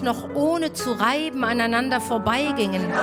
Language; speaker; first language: German; native; German